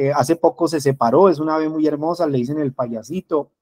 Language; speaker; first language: Spanish; native; Spanish